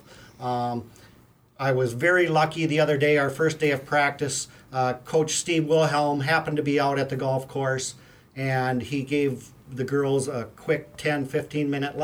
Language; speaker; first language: English; native; English